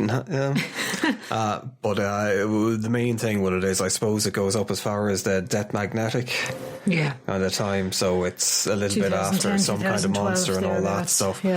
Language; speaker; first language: English; native; English